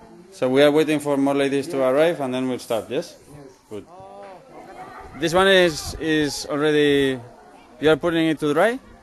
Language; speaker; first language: English; non-native, fluent; Spanish